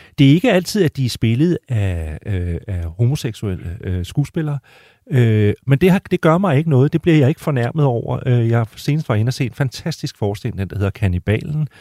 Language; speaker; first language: Danish; native; Danish